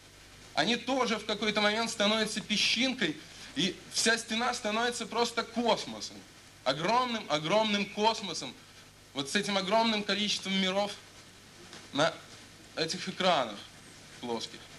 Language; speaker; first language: Russian; native; Russian